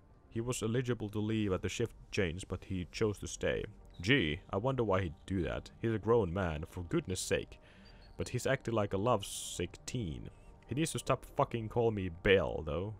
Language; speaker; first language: English; non-native, fluent; Finnish